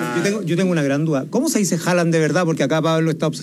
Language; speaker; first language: Spanish; native; Spanish